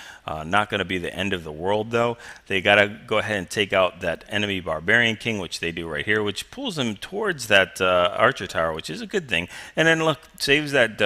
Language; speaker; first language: English; native; English